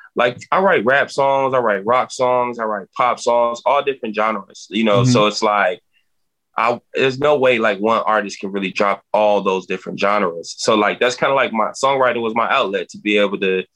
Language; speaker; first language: English; native; English